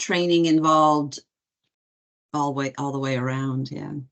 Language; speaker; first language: English; native; English